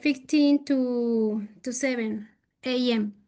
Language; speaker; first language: English; non-native, learner; Spanish